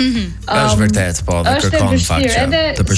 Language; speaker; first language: Albanian; native; Albanian